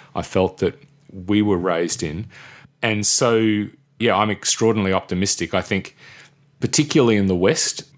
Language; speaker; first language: English; native; English